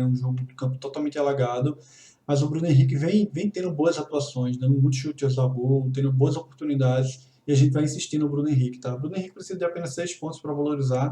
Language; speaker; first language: Portuguese; native; Portuguese